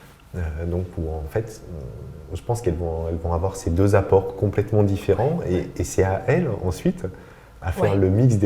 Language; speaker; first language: French; native; French